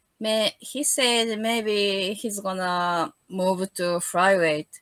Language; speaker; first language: English; non-native, learner; Japanese